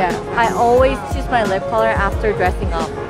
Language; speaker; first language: English; non-native, fluent; Korean